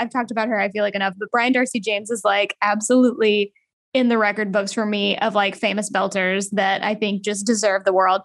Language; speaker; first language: English; native; English